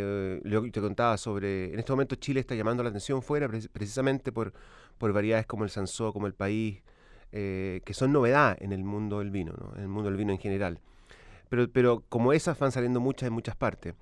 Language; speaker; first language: Spanish; native; Spanish